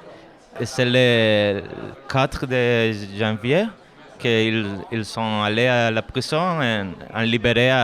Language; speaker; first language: French; non-native, learner; Spanish